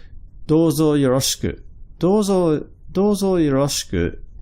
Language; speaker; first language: Japanese; non-native, fluent; English